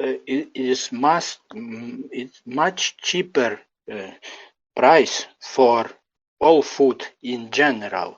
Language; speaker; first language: English; non-native, learner; Ukrainian